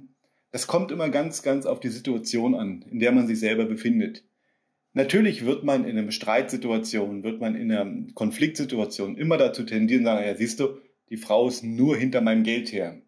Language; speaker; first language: German; native; German